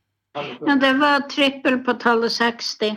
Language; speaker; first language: Norwegian; native; Norwegian